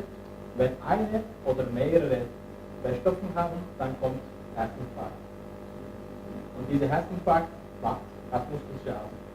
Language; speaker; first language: German; non-native, learner; Turkish